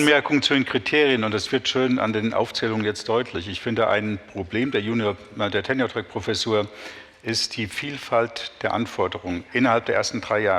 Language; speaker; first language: German; native; German